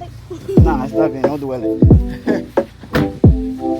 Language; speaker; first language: Spanish; non-native, learner; English